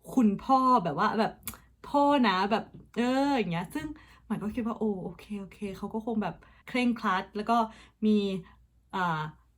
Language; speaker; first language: Thai; early bilingual, heritage; Thai